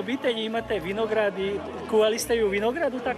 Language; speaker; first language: Croatian; early bilingual, heritage; Croatian